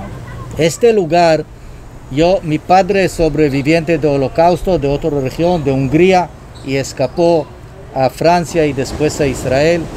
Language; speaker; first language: Spanish; non-native, fluent; Hebrew